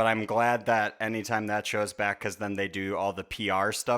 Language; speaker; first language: English; native; English